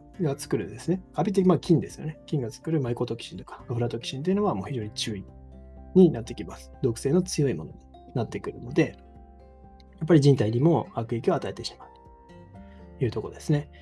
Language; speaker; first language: Japanese; native; Japanese